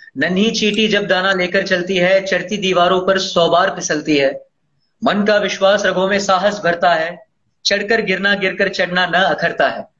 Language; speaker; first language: Hindi; non-native, local second language; Tamil